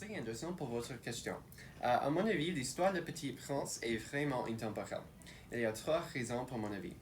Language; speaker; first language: French; non-native, local second language; English